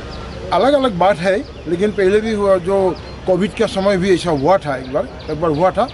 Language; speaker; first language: Hindi; non-native, local second language; Assamese